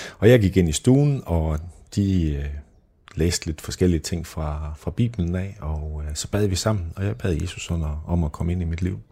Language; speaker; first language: Danish; native; Danish